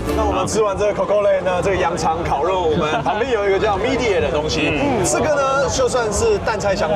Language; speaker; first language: Chinese; native; Chinese